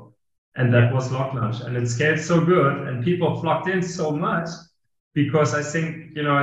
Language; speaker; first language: English; non-native, fluent; German